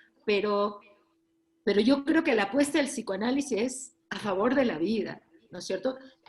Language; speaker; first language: Spanish; native; Spanish